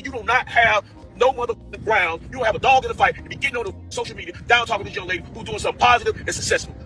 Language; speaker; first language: English; native; English